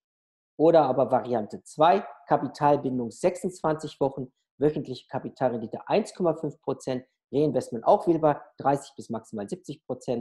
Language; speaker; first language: German; native; German